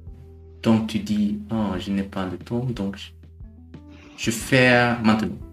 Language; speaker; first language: French; non-native, learner; German